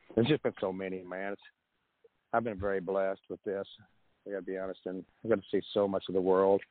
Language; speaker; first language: English; native; English